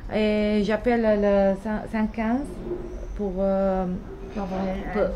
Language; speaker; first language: French; non-native, learner; Arabic